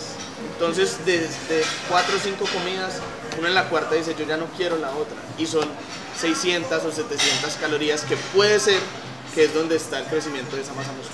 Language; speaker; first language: Spanish; native; Spanish